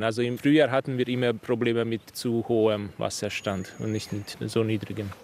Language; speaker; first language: German; non-native, fluent; Hungarian